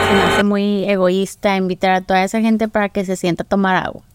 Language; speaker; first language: Spanish; early bilingual, heritage; Spanish